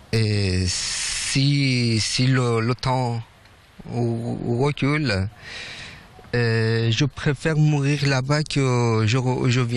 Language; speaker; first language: French; non-native, fluent; Persian